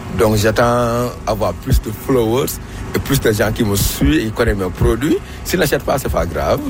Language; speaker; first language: French; non-native, local second language; Wolof